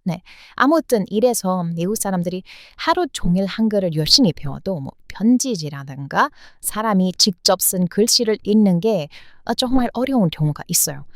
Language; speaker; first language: Korean; non-native, fluent; English